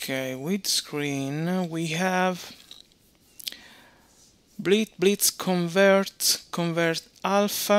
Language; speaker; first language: English; non-native, fluent; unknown